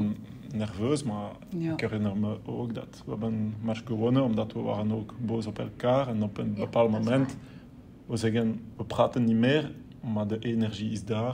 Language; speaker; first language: Dutch; non-native, local second language; French